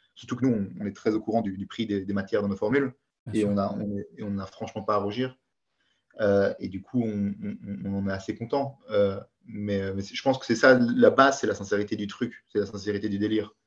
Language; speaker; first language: French; native; French